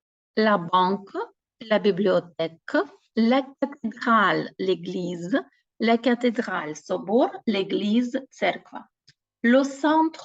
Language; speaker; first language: French; non-native, fluent; Ukrainian